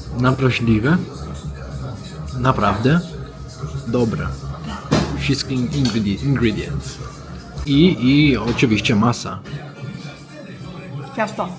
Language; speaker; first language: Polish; non-native, learner; Italian